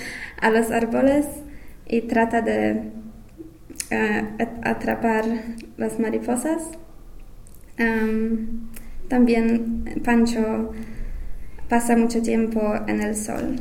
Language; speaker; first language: Spanish; non-native, learner; English